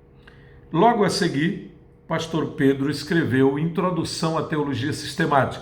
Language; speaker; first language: Portuguese; native; Portuguese